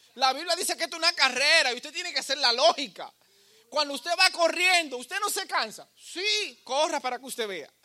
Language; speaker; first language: Spanish; native; Spanish